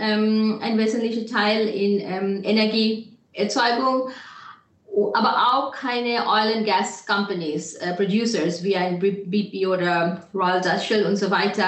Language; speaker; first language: German; non-native, fluent; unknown